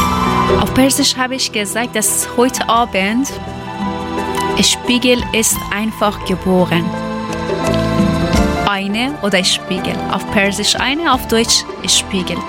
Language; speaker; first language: German; non-native, learner; Persian